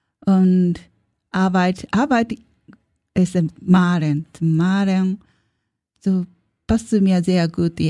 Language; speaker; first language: German; non-native, learner; Japanese